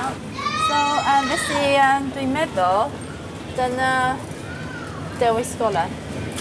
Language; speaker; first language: Welsh; non-native, learner; Japanese